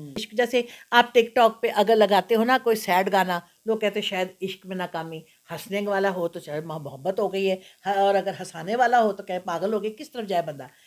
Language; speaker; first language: Urdu; non-native, local second language; Punjabi